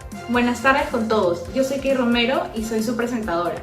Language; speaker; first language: Spanish; native; Spanish